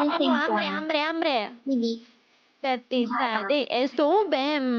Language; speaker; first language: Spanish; non-native, learner; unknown